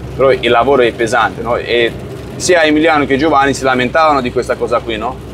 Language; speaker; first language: Italian; non-native, fluent; Romanian